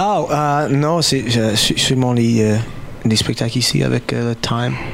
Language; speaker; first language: French; non-native, learner; English